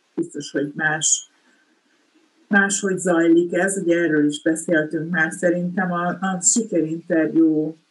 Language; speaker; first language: Hungarian; native; Hungarian